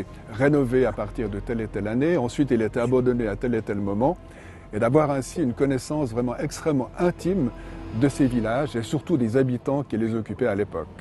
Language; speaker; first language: French; native; French